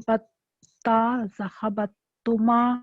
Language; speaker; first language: Arabic; non-native, learner; Urdu